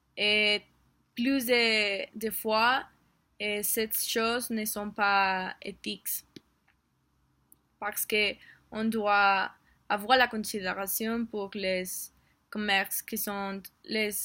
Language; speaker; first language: French; non-native, learner; Spanish